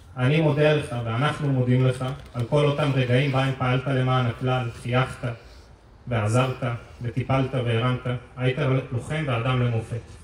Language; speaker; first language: Hebrew; native; Hebrew